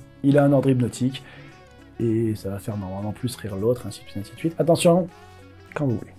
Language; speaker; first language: French; native; French